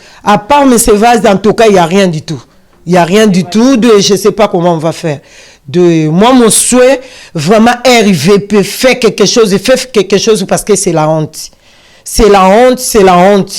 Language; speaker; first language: French; non-native, learner; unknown